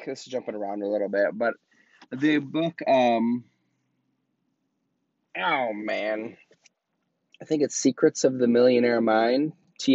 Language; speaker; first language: English; native; English